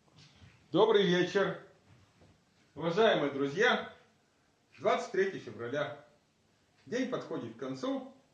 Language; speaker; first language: Russian; native; Russian